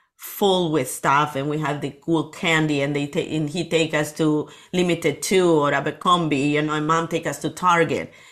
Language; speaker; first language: English; non-native, fluent; Spanish